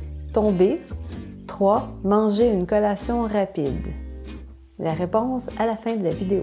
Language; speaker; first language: French; native; French